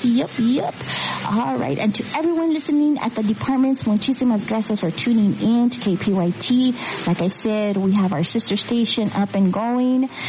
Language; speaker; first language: English; early bilingual, other home language; Spanish